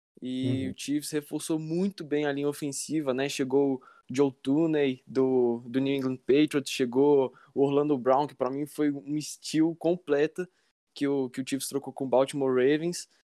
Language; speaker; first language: Portuguese; native; Portuguese